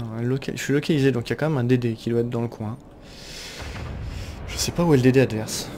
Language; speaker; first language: French; native; French